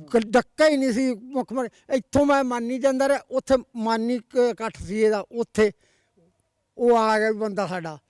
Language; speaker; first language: Punjabi; native; Punjabi